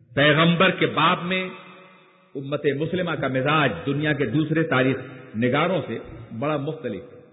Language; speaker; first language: Urdu; native; Urdu